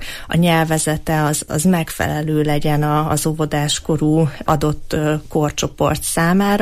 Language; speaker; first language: Hungarian; native; Hungarian